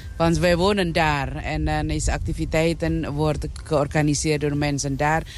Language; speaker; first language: Dutch; non-native, fluent; Indonesian